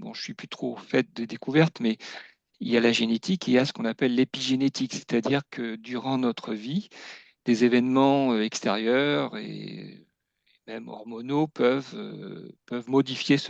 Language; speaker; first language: French; native; French